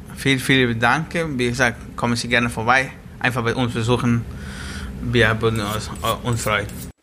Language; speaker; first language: German; non-native, learner; Spanish